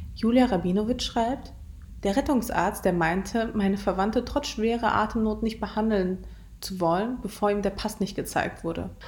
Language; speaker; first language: German; early bilingual, other home language; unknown